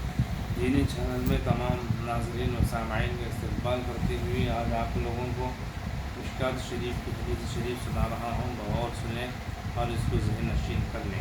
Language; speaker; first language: Urdu; native; Urdu